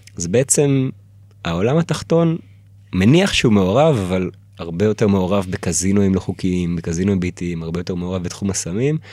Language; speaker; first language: Hebrew; early bilingual, other home language; Russian